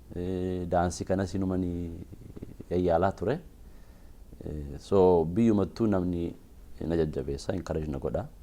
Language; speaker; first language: Oromo; non-native, local second language; Amharic